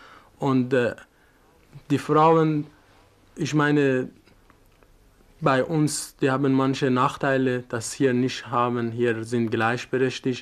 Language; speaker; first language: German; non-native, learner; Persian